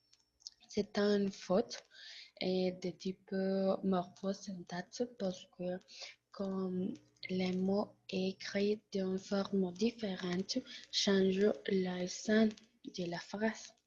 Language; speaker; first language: French; non-native, learner; Spanish